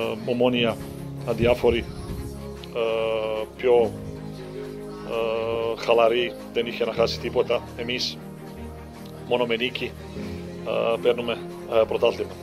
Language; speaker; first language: Greek; non-native, fluent; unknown